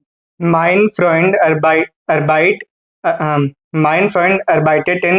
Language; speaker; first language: German; non-native, learner; Hindi